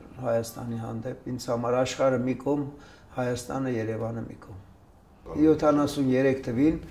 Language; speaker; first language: Armenian; early bilingual, other home language; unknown